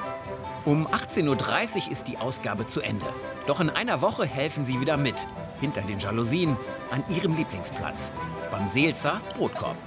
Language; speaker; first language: German; native; German